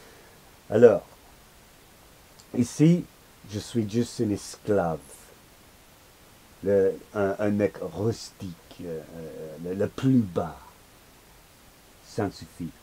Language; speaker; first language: French; non-native, learner; English